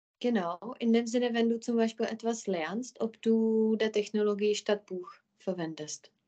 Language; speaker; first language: German; non-native, fluent; Czech